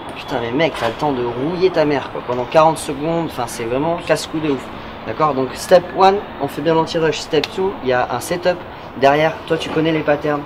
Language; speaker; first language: French; native; French